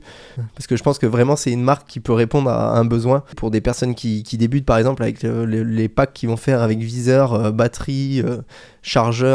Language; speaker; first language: French; native; French